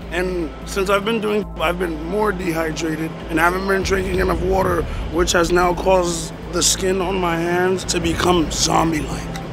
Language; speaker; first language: English; native; English